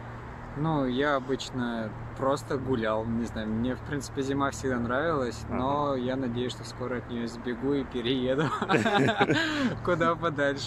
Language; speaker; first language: Russian; native; Russian